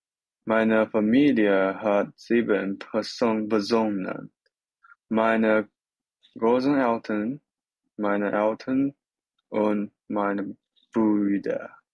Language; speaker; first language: German; non-native, learner; Chinese